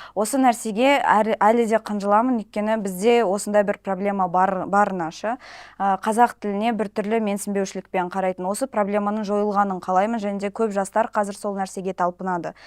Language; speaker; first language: Kazakh; non-native, local second language; Russian